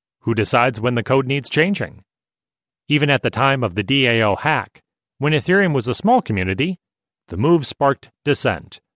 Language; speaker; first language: English; native; English